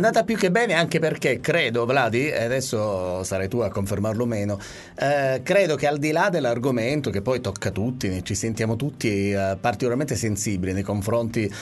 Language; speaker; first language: Italian; native; Italian